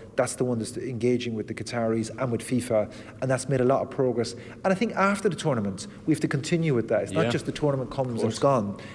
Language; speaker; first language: English; native; English